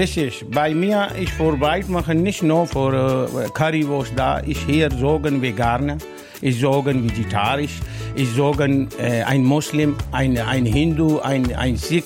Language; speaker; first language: German; non-native, learner; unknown